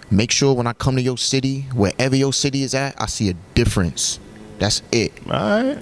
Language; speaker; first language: English; native; English